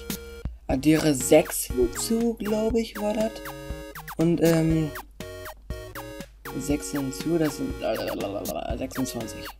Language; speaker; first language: German; native; German